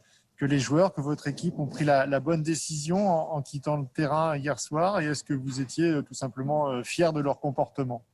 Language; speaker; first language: French; native; French